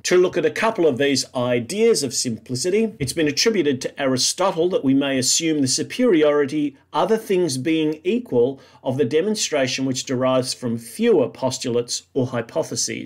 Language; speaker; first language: English; native; English